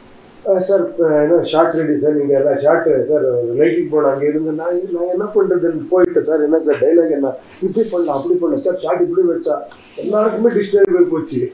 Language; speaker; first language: Tamil; non-native, learner; Kannada